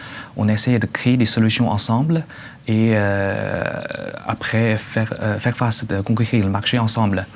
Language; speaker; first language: French; non-native, learner; Chinese